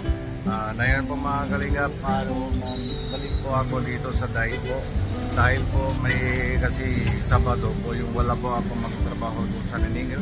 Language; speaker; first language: Filipino; non-native, learner; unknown